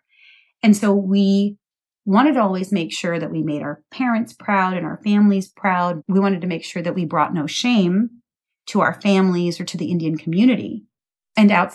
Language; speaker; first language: English; native; English